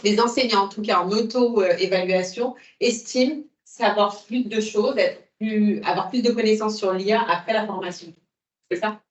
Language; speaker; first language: French; native; French